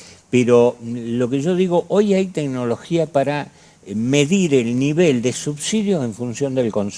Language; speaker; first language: Spanish; native; Spanish